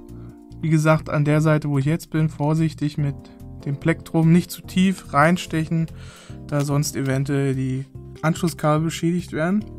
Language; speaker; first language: German; native; German